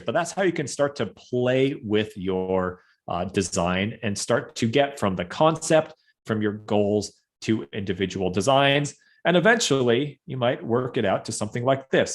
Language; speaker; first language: English; native; English